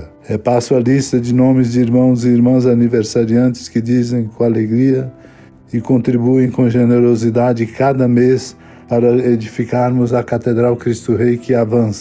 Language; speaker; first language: Portuguese; native; Portuguese